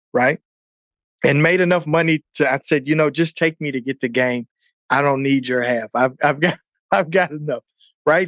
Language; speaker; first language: English; native; English